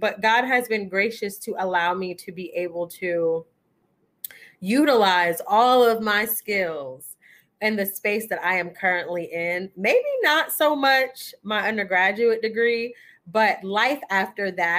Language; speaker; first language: English; native; English